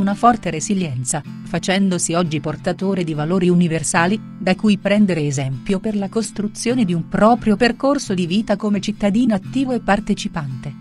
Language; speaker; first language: Italian; native; Italian